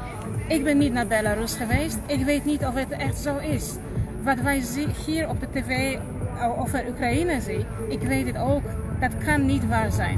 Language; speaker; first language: Dutch; non-native, fluent; Polish